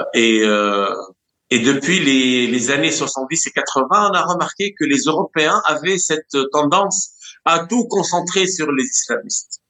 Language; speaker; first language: French; non-native, local second language; Arabic